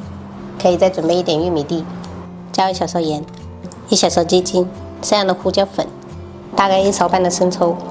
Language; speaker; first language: Chinese; native; Chinese